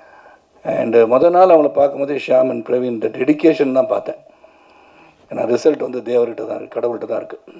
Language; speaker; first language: Tamil; native; Tamil